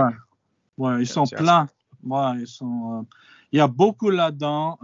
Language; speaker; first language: French; non-native, fluent; English